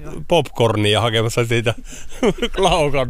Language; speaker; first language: Finnish; native; Finnish